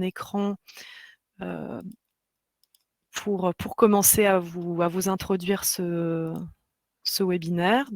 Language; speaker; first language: French; native; French